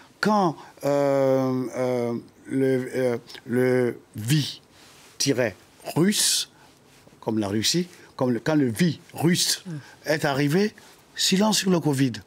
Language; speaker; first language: French; non-native, local second language; Dyula